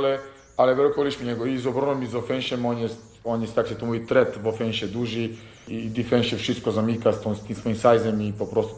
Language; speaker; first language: Polish; non-native, fluent; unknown